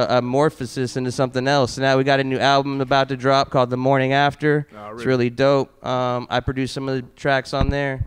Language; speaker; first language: English; native; English